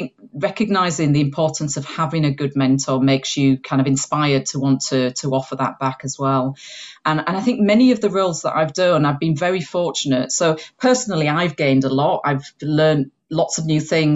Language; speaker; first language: English; native; English